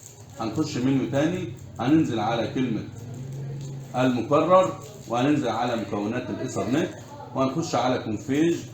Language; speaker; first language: Arabic; native; Arabic